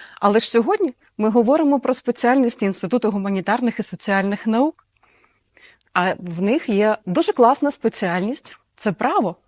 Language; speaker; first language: Ukrainian; native; Ukrainian